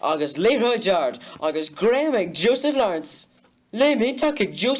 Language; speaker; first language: Irish; non-native, local second language; English